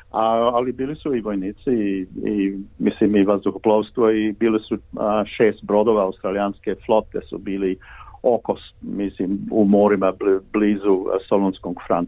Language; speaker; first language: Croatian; early bilingual, heritage; Serbian